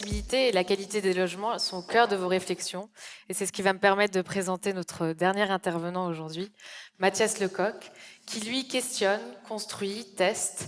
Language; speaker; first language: French; native; French